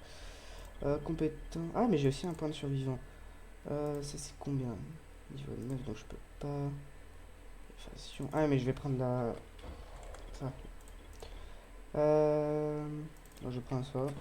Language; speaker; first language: French; native; French